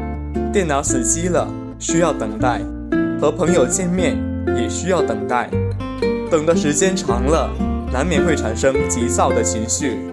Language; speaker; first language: Chinese; native; Chinese